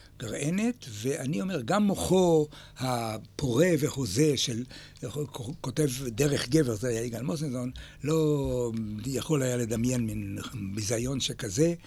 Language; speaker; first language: Hebrew; native; Hebrew